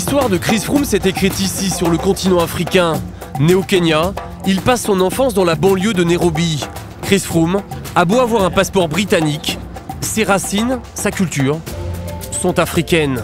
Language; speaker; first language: French; native; French